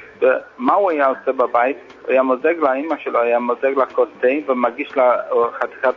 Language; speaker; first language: Hebrew; non-native, fluent; English